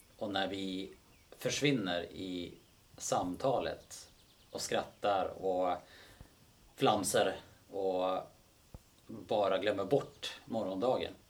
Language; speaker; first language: Swedish; early bilingual, other home language; Bosnian